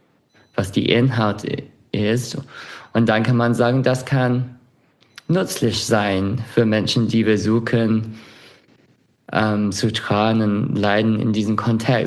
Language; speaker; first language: German; non-native, fluent; English